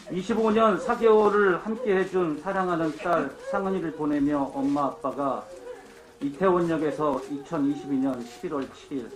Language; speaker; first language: Korean; native; Korean